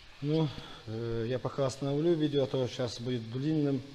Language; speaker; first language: Russian; non-native, fluent; Azerbaijani